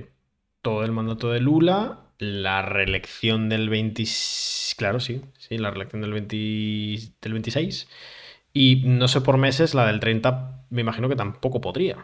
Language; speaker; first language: Spanish; native; Spanish